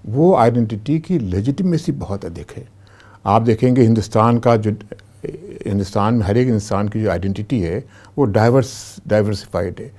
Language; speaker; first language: Hindi; native; Hindi